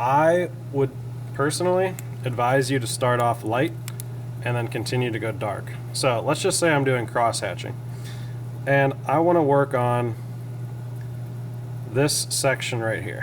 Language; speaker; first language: English; native; English